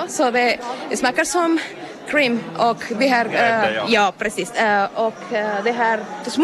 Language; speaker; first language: Swedish; non-native, learner; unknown